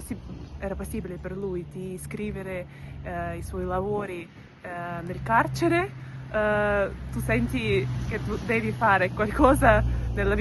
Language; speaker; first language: Italian; non-native, learner; Russian